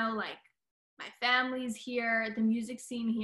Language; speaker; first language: English; native; English